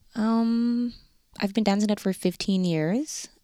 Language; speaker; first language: English; non-native, fluent; Dutch